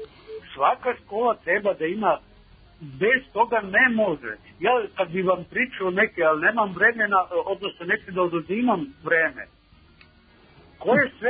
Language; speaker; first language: Serbian; native; Serbian